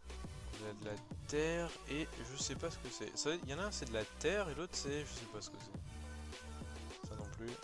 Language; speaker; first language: French; native; French